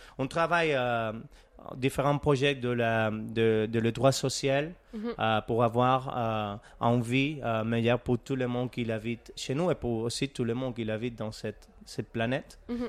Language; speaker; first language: French; non-native, learner; Catalan